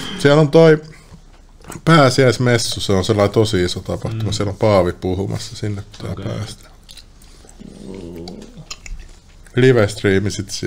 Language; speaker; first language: Finnish; native; Finnish